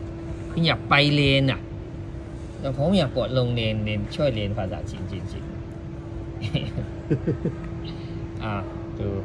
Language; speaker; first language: Thai; non-native, learner; Chinese